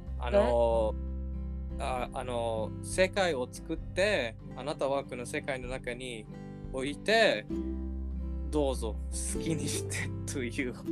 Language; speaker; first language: Japanese; non-native, learner; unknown